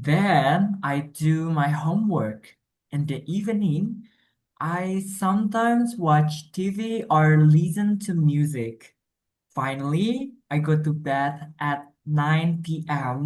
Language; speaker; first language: English; non-native, learner; Indonesian